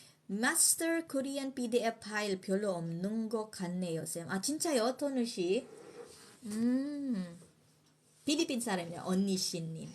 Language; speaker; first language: Korean; non-native, fluent; Filipino